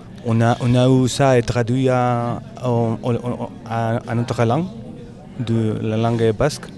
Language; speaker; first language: French; non-native, learner; Spanish